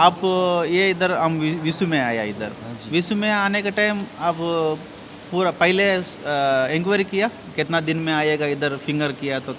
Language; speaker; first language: Hindi; non-native, local second language; Telugu